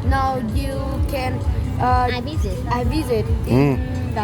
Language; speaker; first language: English; non-native, learner; Vietnamese